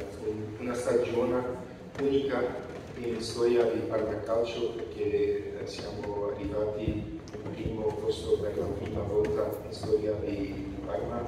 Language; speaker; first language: Italian; non-native, learner; Dutch